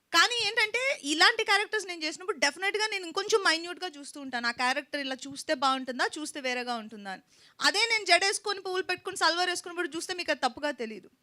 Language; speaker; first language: Telugu; native; Telugu